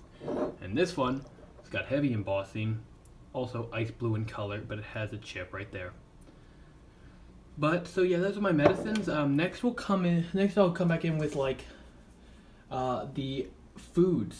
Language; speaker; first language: English; native; English